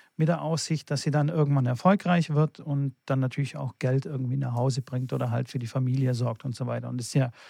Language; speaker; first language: German; native; German